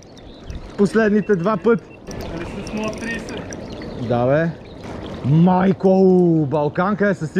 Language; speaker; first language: Bulgarian; native; Bulgarian